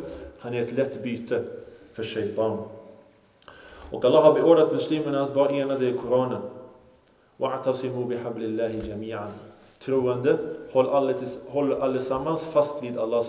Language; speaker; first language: Swedish; non-native, local second language; Arabic